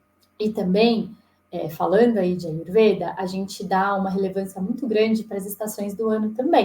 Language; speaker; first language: Portuguese; native; Portuguese